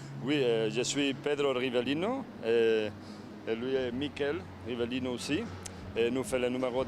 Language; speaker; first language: French; non-native, learner; Spanish